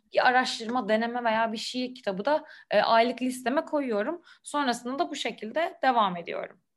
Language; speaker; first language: Turkish; native; Turkish